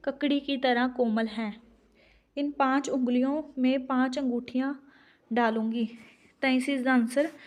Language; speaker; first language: Hindi; non-native, local second language; Punjabi